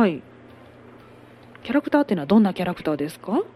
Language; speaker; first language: Japanese; native; Japanese